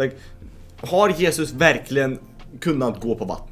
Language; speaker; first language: Swedish; early bilingual, other home language; Lithuanian